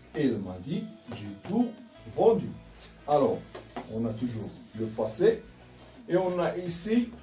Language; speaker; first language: French; non-native, local second language; Arabic